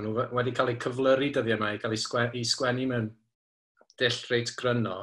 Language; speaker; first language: Welsh; native; Welsh